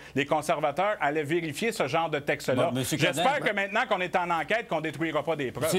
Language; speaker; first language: French; native; French